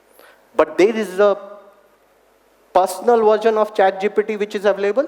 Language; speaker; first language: English; non-native, local second language; Hindi